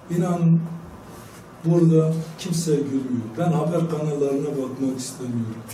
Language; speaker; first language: Turkish; non-native, local second language; Kurdish